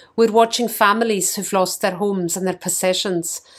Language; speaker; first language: English; native; English